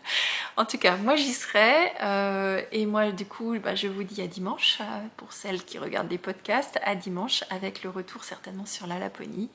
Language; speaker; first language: French; native; French